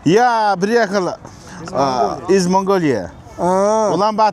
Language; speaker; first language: Russian; non-native, learner; Mongolian